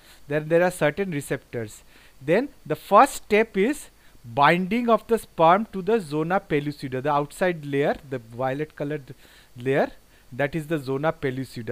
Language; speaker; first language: English; non-native, local second language; Bangla